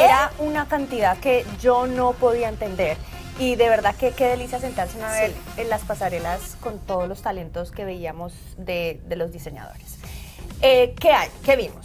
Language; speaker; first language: Spanish; native; Spanish